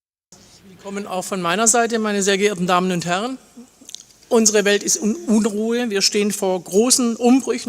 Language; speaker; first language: German; native; German